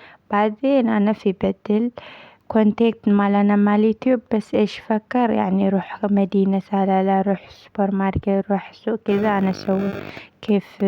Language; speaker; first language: Arabic; non-native, learner; Amharic